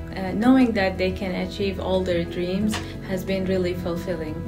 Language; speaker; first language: English; non-native, fluent; Arabic